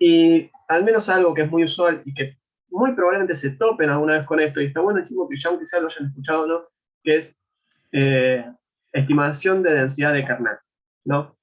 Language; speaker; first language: Spanish; native; Spanish